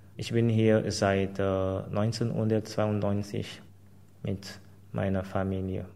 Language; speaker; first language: German; non-native, fluent; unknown